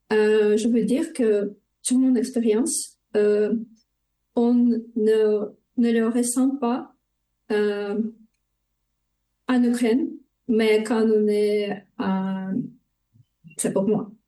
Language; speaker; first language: French; non-native, fluent; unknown